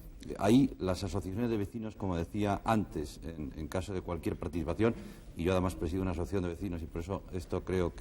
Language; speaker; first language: Spanish; native; Spanish